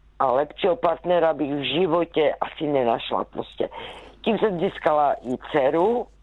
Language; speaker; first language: Czech; native; Czech